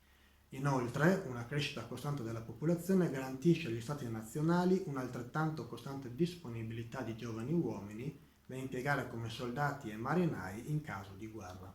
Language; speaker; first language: Italian; native; Italian